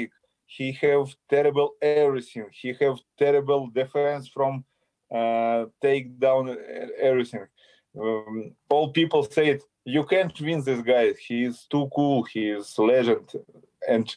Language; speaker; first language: English; non-native, learner; Ukrainian